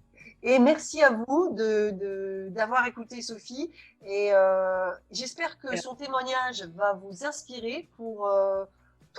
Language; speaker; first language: French; native; French